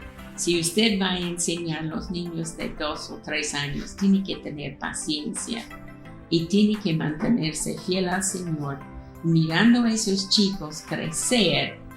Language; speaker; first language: Spanish; non-native, fluent; English